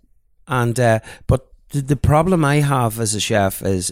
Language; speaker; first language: English; native; English